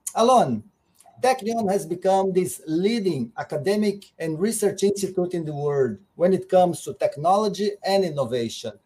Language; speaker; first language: English; non-native, fluent; Portuguese